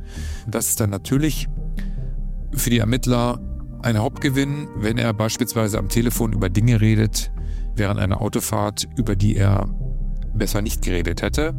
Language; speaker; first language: German; native; German